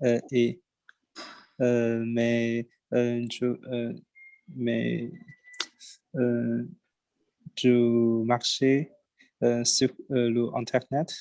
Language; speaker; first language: French; non-native, learner; Chinese